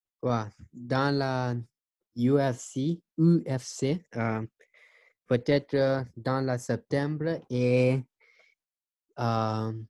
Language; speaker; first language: French; non-native, learner; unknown